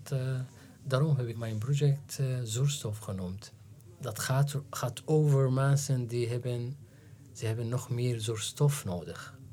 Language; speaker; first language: Dutch; non-native, learner; Arabic